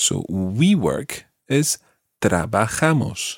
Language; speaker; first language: Spanish; non-native, fluent; English